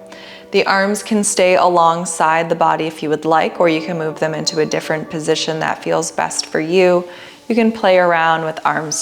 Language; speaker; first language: English; native; English